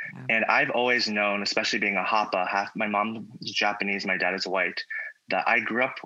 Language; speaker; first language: English; native; English